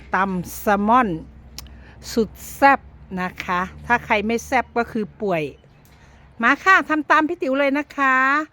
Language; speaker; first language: Thai; native; Thai